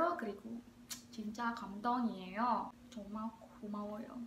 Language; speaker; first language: Korean; non-native, learner; Indonesian